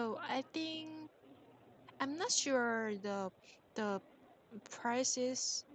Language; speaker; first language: English; non-native, learner; Korean